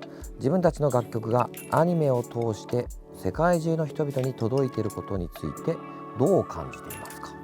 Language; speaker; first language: Japanese; native; Japanese